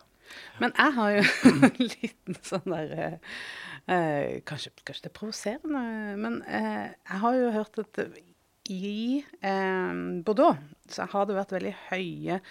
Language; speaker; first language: Norwegian; native; Norwegian